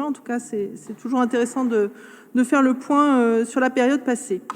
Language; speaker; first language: French; native; French